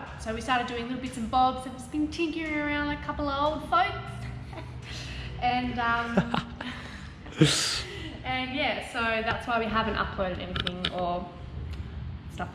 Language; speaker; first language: English; native; English